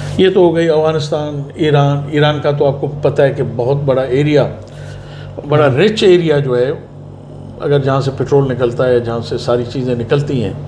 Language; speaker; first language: Urdu; non-native, local second language; Baluchi